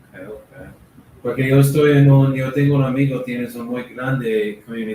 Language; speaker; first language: Spanish; non-native, learner; English